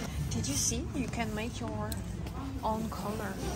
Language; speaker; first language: English; non-native, learner; French